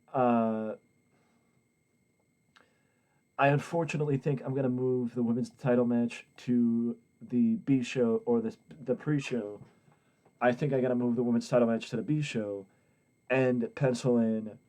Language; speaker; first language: English; native; English